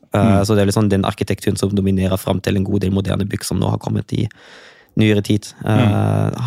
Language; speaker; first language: Norwegian; non-native, fluent; German